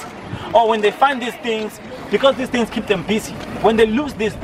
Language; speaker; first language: English; non-native, local second language; Shona